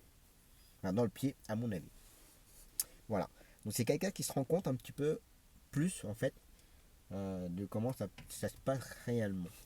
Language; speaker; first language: French; native; French